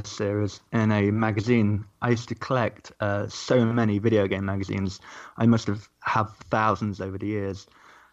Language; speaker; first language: English; native; English